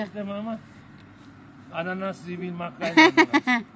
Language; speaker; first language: German; non-native, learner; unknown